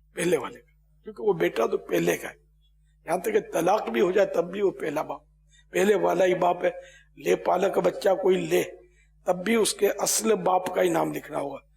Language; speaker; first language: Urdu; native; Urdu